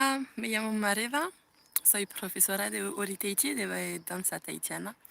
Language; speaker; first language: Spanish; non-native, fluent; French